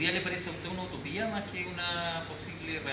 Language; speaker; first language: Spanish; native; Spanish